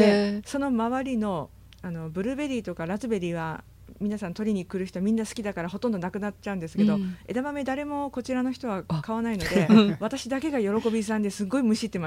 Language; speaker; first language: Japanese; native; Japanese